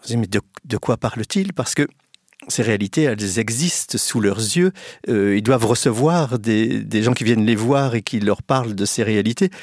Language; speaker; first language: French; native; French